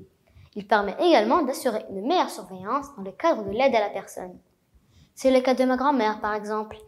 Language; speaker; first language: French; non-native, local second language; Arabic